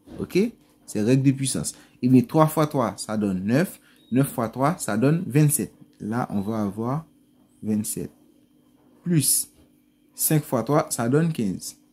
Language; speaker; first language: French; non-native, local second language; Haitian Creole